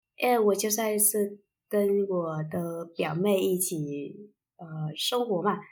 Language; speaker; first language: Chinese; non-native, fluent; Vietnamese